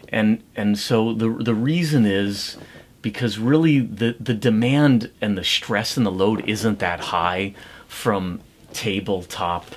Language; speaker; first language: English; native; English